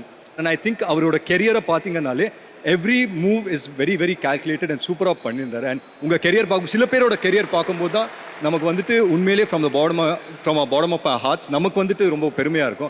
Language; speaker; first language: Tamil; native; Tamil